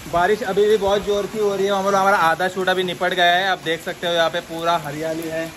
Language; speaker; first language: Hindi; non-native, local second language; Marathi